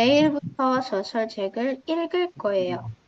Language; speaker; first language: Korean; non-native, fluent; Indonesian